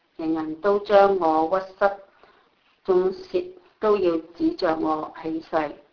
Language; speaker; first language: Chinese; non-native, local second language; Cantonese